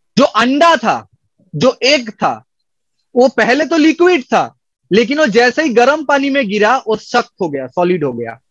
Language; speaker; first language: Hindi; non-native, local second language; Bangla